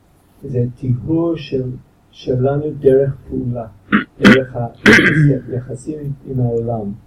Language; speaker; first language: Hebrew; non-native, fluent; English